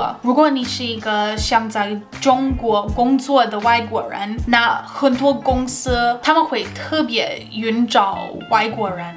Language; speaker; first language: Chinese; non-native, fluent; English